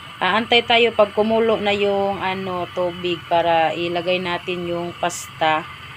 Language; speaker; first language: Filipino; native; Filipino